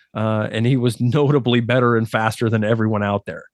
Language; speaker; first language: English; native; English